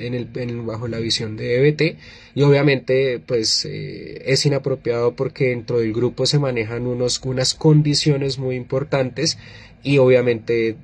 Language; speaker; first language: Spanish; native; Spanish